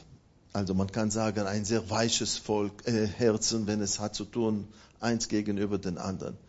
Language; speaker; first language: German; non-native, fluent; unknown